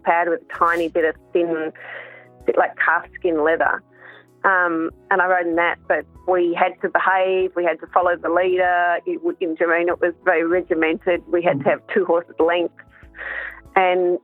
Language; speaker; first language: English; native; English